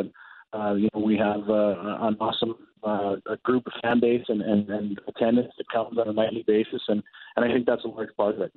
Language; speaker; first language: English; native; English